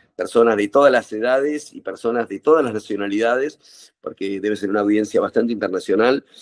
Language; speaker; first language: Spanish; native; Spanish